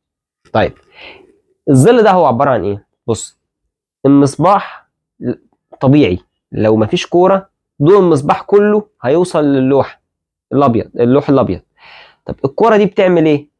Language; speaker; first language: Arabic; native; Arabic